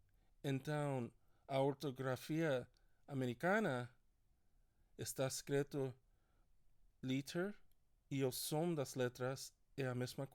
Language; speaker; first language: Portuguese; non-native, learner; English